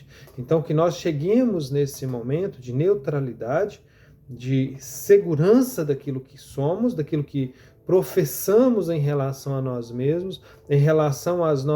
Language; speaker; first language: Portuguese; native; Portuguese